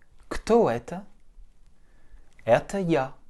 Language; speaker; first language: Russian; non-native, fluent; French